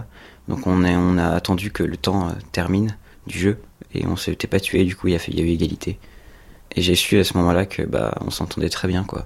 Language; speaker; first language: French; native; French